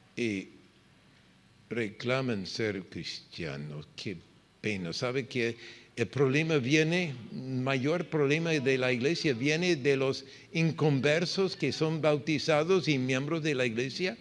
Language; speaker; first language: Spanish; non-native, fluent; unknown